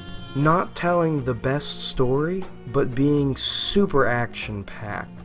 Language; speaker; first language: English; native; English